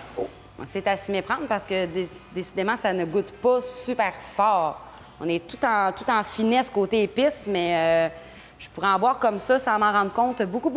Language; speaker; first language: French; native; French